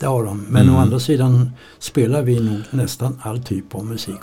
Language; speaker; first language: Swedish; native; Swedish